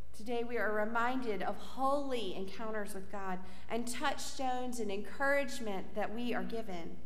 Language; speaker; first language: English; native; English